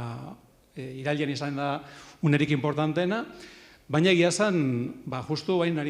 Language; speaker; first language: Basque; native; Basque